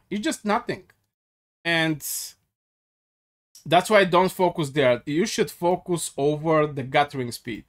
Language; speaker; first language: English; non-native, fluent; Bulgarian